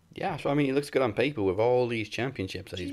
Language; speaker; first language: English; native; English